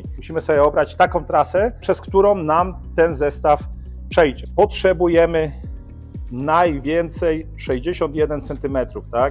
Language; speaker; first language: Polish; native; Polish